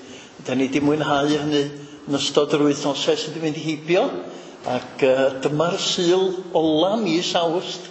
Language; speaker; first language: Welsh; native; Welsh